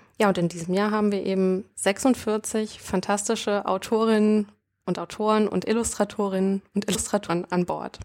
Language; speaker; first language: German; native; German